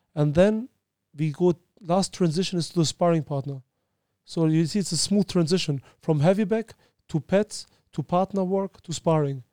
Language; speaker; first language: English; early bilingual, other home language; Albanian